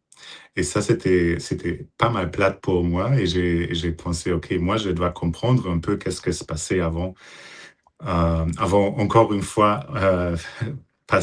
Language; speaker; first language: French; non-native, fluent; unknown